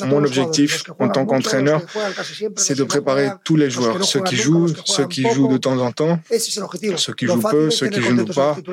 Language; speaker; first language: French; non-native, fluent; Spanish